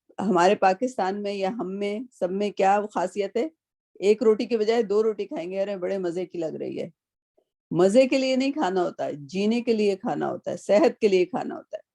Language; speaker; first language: Urdu; native; Urdu